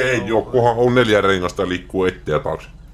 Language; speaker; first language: Finnish; native; Finnish